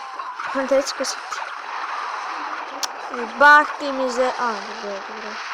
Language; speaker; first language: Bulgarian; native; Bulgarian